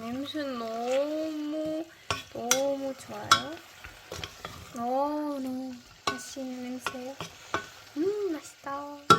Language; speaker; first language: Korean; non-native, learner; English